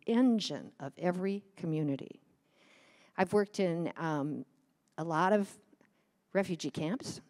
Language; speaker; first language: English; native; English